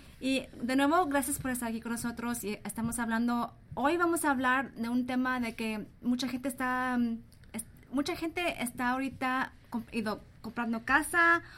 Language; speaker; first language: Spanish; early bilingual, heritage; English